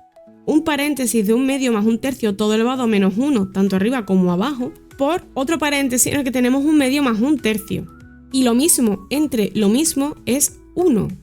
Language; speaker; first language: Spanish; native; Spanish